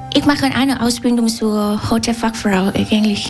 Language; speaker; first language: German; non-native, learner; Vietnamese